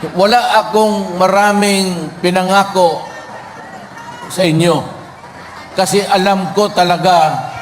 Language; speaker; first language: Filipino; non-native, local second language; Cebuano